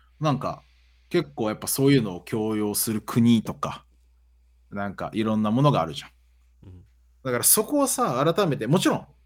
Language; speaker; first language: Japanese; early bilingual, other home language; Portuguese